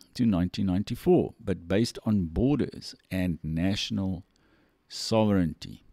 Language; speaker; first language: English; non-native, local second language; Afrikaans